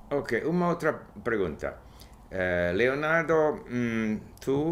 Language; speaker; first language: Portuguese; non-native, learner; English